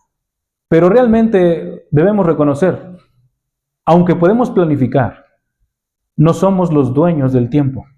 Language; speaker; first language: Spanish; native; Spanish